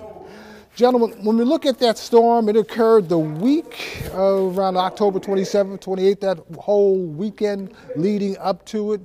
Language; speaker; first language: English; native; English